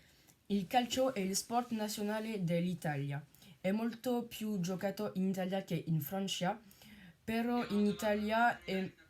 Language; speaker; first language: Italian; non-native, learner; French